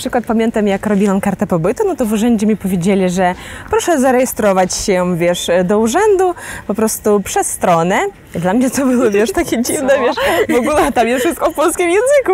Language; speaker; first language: Polish; non-native, fluent; Ukrainian